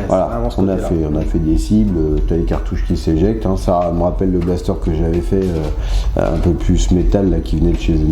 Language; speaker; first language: French; native; French